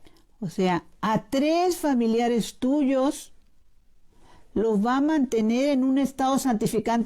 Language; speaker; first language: Spanish; native; Spanish